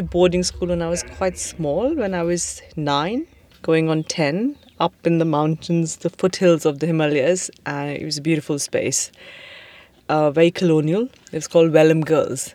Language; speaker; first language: English; non-native, local second language; Hindi